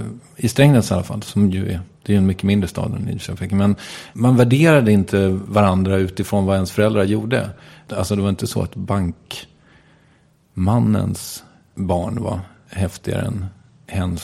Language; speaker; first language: Swedish; native; Swedish